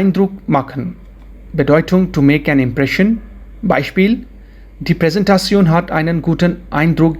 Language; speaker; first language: German; non-native, fluent; Hindi